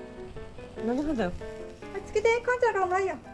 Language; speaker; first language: Japanese; native; Japanese